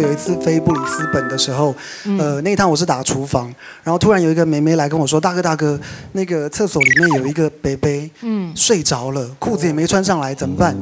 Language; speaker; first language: Chinese; native; Chinese